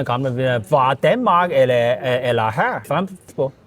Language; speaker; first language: Danish; non-native, learner; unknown